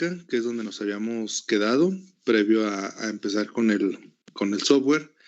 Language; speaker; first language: Spanish; native; Spanish